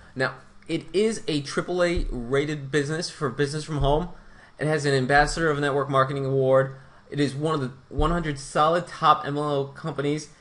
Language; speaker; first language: English; non-native, fluent; Portuguese